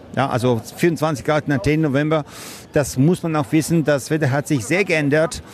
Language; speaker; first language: German; non-native, fluent; Greek